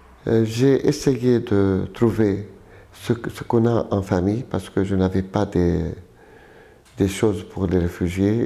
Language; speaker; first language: French; non-native, local second language; Arabic